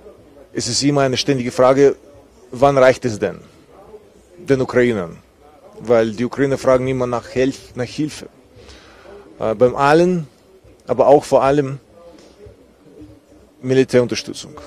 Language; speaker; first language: German; non-native, fluent; Ukrainian